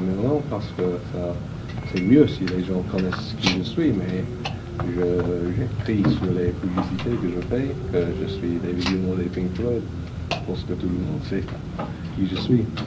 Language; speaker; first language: French; non-native, fluent; English